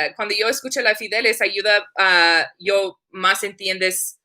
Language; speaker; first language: Spanish; non-native, learner; English